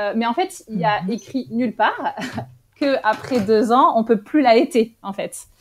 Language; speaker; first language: French; native; French